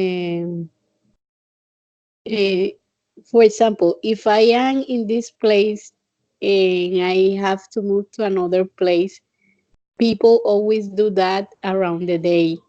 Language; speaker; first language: English; non-native, learner; Spanish